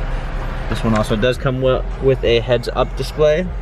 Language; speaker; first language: English; native; English